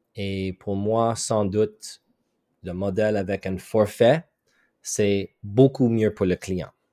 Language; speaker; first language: French; non-native, local second language; English